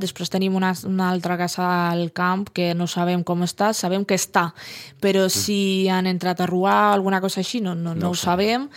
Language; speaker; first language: Catalan; non-native, fluent; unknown